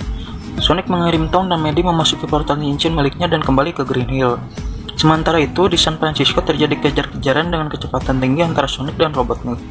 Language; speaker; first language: Indonesian; native; Indonesian